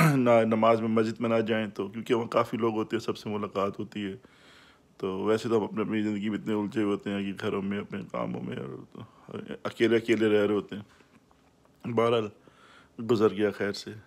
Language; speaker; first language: Urdu; non-native, local second language; Saraiki